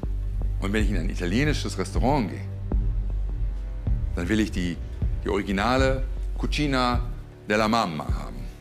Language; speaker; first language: German; native; German